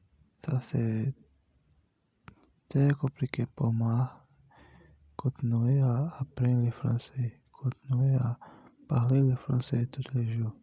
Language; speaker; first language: French; non-native, learner; Portuguese